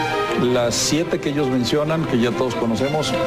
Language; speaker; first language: Spanish; native; Spanish